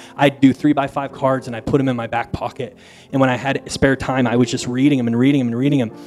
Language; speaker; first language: English; native; English